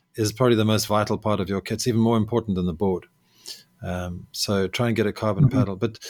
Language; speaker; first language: English; native; English